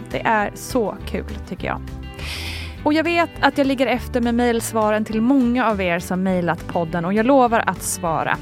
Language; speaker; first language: Swedish; native; Swedish